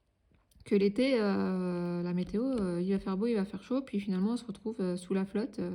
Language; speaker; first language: French; native; French